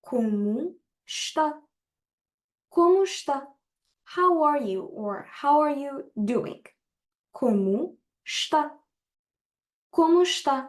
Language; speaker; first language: Portuguese; non-native, fluent; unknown